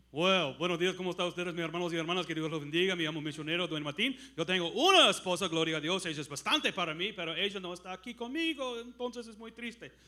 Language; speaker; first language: Spanish; non-native, learner; English